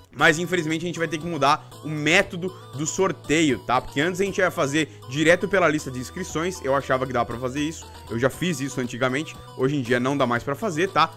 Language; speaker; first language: Portuguese; native; Portuguese